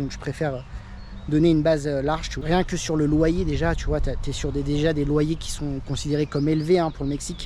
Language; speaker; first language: French; native; French